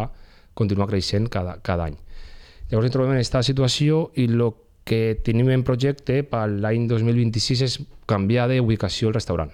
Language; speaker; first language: Catalan; native; Catalan